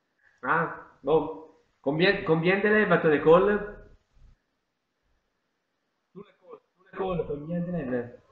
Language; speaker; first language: French; non-native, learner; Italian